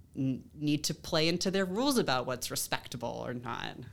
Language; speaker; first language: English; native; English